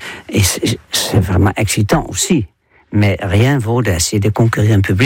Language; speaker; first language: French; non-native, fluent; Dutch